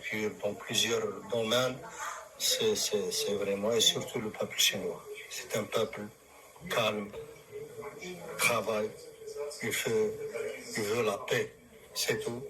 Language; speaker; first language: French; non-native, local second language; Arabic